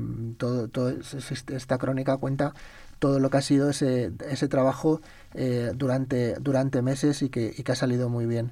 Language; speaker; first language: Spanish; native; Spanish